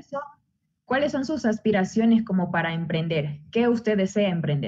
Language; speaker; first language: Spanish; native; Spanish